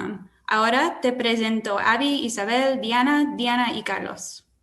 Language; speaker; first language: Spanish; non-native, learner; English